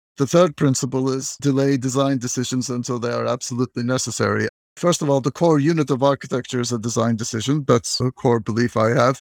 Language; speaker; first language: English; non-native, fluent; Turkish